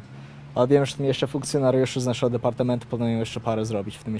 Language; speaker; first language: Polish; early bilingual, heritage; Polish